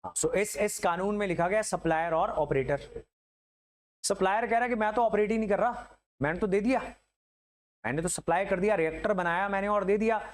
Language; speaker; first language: Hindi; native; Hindi